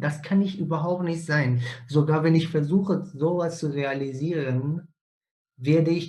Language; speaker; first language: German; non-native, fluent; Persian